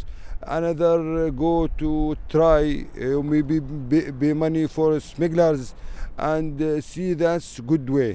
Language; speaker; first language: English; non-native, learner; Arabic